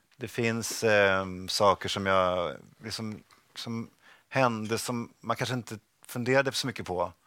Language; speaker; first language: Swedish; native; Swedish